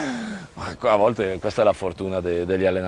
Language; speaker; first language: Italian; native; Italian